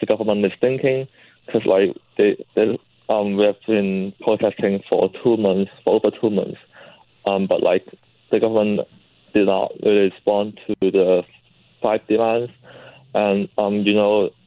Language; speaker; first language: English; non-native, local second language; Cantonese